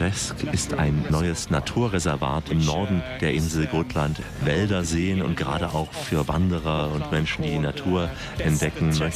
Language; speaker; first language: German; native; German